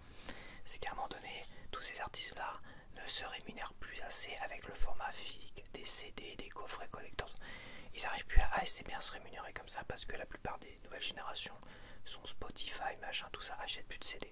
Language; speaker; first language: French; native; French